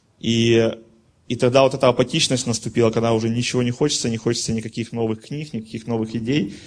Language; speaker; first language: Russian; native; Russian